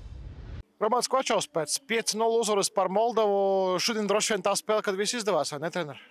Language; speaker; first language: Latvian; native; Latvian